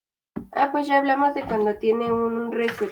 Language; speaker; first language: Spanish; native; Spanish